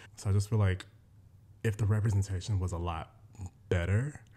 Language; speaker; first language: English; native; English